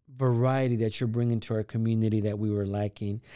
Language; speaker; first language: English; early bilingual, other home language; Spanish